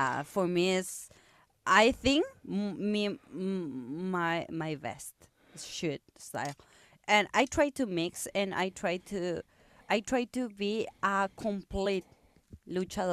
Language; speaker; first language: English; non-native, learner; Spanish